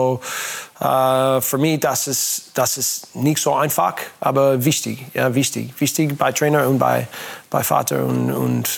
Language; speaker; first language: German; non-native, learner; English